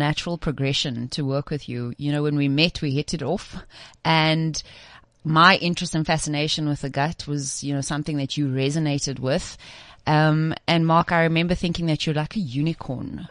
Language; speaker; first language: English; native; English